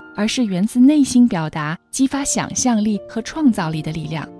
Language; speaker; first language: Chinese; native; Chinese